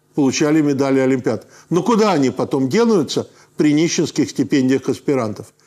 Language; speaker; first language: Russian; native; Russian